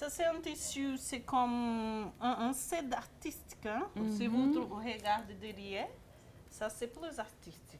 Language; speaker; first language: French; non-native, learner; Portuguese